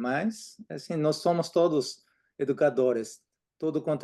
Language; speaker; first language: Portuguese; non-native, fluent; Japanese